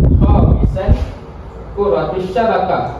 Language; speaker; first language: Arabic; non-native, learner; Malay